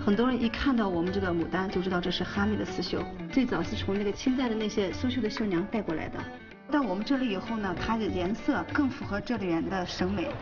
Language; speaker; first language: Chinese; native; Chinese